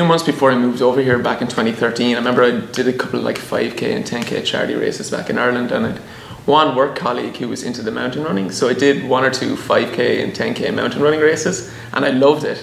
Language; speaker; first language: English; native; English